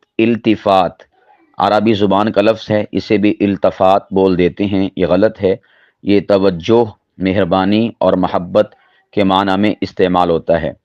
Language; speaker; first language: Urdu; non-native, local second language; Punjabi